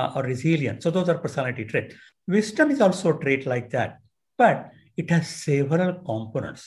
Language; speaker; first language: English; non-native, local second language; Marathi